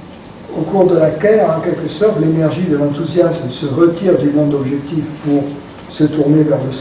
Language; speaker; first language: French; native; French